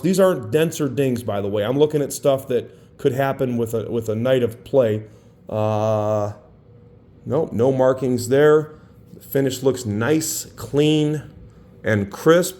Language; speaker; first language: English; native; English